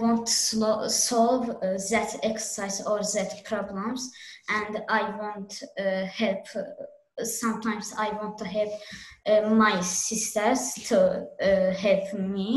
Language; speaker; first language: English; non-native, learner; Azerbaijani